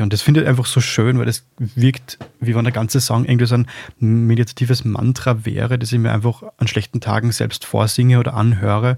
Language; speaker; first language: German; native; German